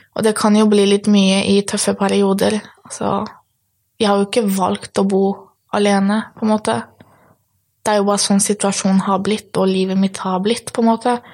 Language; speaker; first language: Norwegian; early bilingual, other home language; Polish